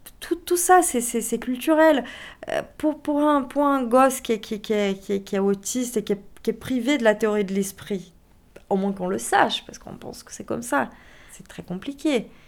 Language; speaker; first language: French; non-native, fluent; Portuguese